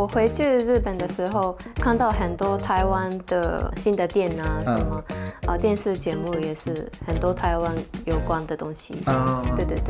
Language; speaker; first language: Chinese; non-native, fluent; Japanese